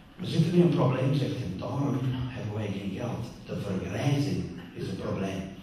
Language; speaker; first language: Dutch; non-native, fluent; English